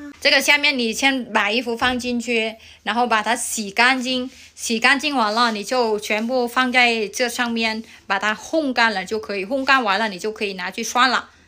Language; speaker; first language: Chinese; non-native, fluent; Vietnamese